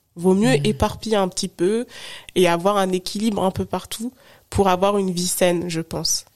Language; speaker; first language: French; native; French